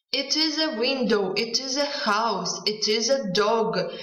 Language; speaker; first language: English; non-native, fluent; Ukrainian